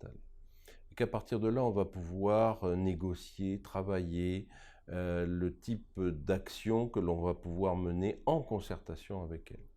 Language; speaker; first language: French; native; French